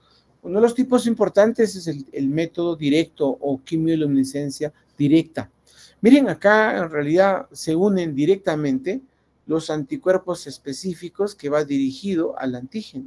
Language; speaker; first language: Spanish; native; Spanish